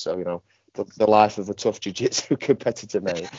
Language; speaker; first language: English; native; English